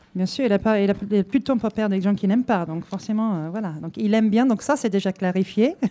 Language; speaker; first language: French; non-native, fluent; English